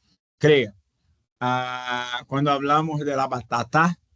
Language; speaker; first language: Spanish; non-native, fluent; Portuguese